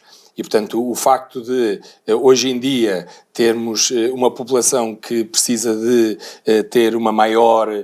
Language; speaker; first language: Portuguese; native; Portuguese